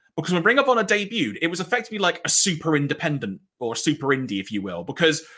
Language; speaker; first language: English; native; English